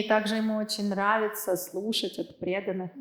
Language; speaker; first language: Russian; native; Russian